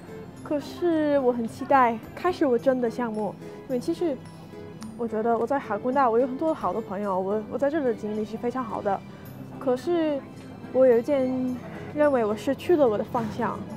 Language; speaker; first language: Chinese; non-native, fluent; English